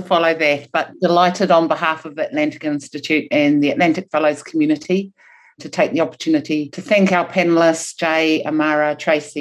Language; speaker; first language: English; non-native, local second language; Māori